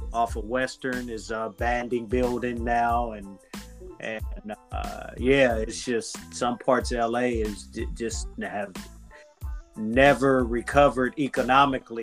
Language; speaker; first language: English; native; English